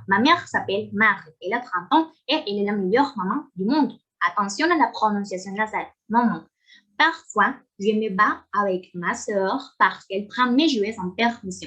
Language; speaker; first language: French; non-native, fluent; Spanish